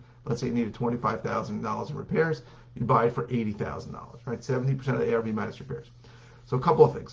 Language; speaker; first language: English; native; English